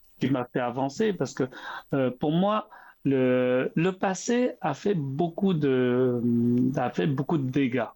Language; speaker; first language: French; early bilingual, other home language; Khmer